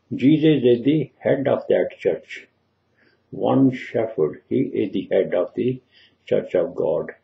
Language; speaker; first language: English; non-native, local second language; Punjabi